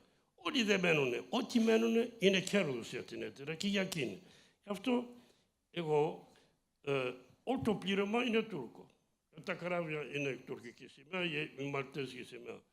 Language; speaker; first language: Greek; early bilingual, heritage; Greek